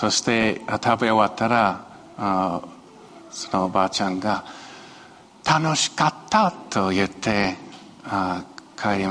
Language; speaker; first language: Japanese; non-native, fluent; Chinese